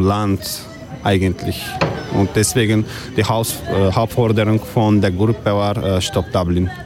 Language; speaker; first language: German; non-native, learner; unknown